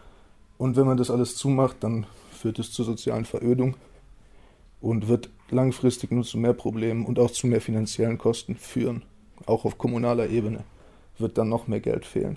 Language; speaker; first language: German; native; German